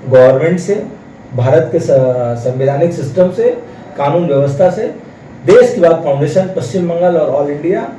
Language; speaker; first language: Hindi; non-native, local second language; Bangla